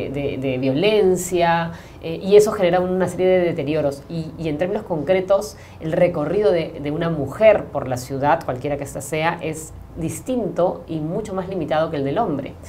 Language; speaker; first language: Spanish; native; Spanish